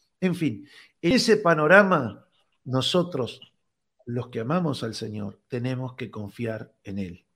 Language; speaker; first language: Spanish; native; Spanish